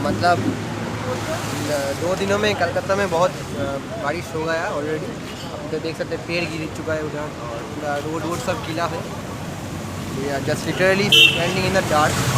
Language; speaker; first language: Hindi; non-native, local second language; Bangla